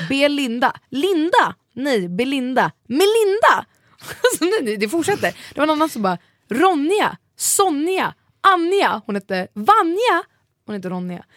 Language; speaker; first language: Swedish; native; Swedish